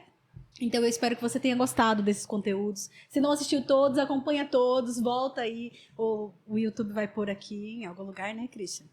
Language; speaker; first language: Portuguese; native; Portuguese